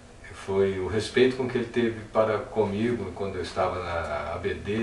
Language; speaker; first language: Portuguese; native; Portuguese